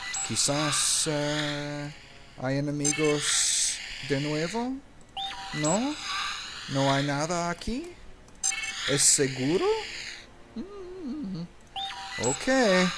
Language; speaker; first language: Spanish; non-native, learner; English